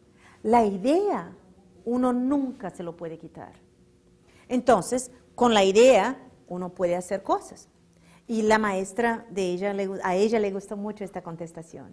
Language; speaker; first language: Spanish; non-native, fluent; Portuguese